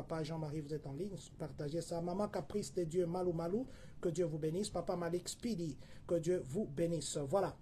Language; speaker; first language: French; non-native, local second language; Lingala